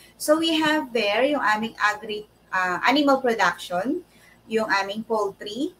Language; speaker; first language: English; non-native, local second language; Filipino